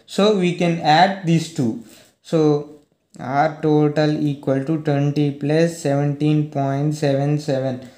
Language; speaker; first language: English; non-native, local second language; Telugu